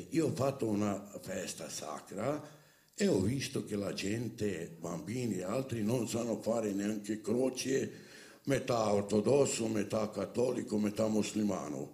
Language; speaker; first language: Italian; non-native, fluent; Romany